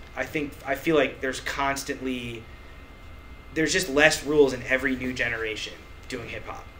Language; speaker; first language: English; native; English